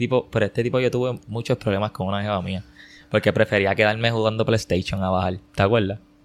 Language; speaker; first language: Spanish; native; Spanish